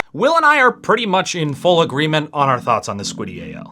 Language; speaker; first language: English; native; English